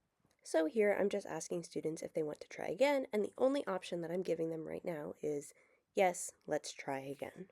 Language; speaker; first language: English; native; English